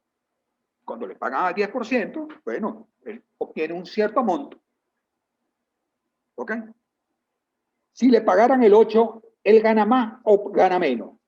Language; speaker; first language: Spanish; native; Spanish